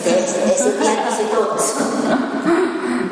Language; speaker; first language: Spanish; non-native, learner; Japanese